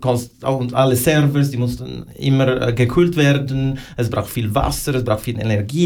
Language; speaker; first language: German; non-native, learner; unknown